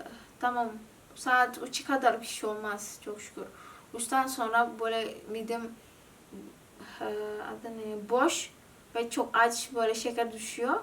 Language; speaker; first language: Turkish; non-native, learner; Indonesian